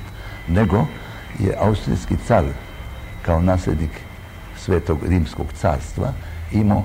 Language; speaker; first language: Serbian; early bilingual, heritage; Croatian